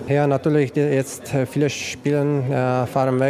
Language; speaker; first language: German; non-native, learner; Czech